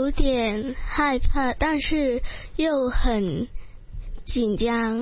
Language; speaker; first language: Chinese; non-native, local second language; Cantonese